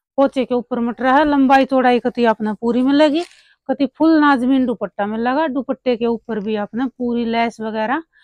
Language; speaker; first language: Hindi; native; Hindi